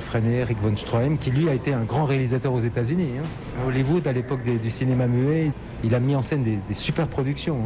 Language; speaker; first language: French; native; French